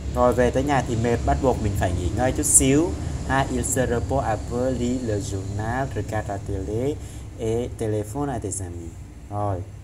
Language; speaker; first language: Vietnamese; non-native, local second language; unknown